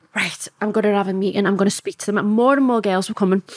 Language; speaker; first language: English; native; English